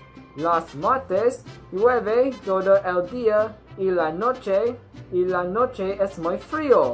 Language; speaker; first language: Spanish; non-native, learner; English